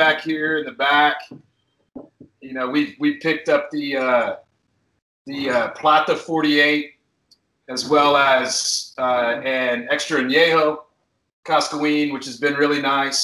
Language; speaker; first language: English; native; English